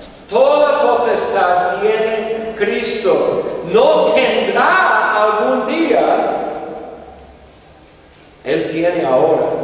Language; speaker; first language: Spanish; non-native, fluent; English